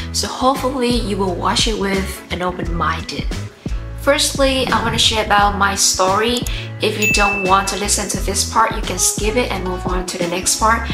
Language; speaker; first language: English; non-native, fluent; Vietnamese